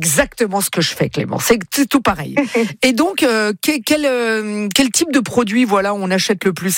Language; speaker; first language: French; native; French